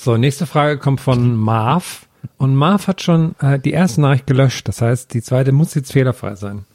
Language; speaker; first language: German; native; German